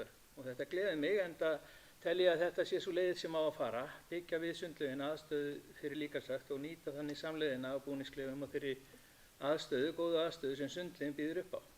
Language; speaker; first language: Icelandic; native; Icelandic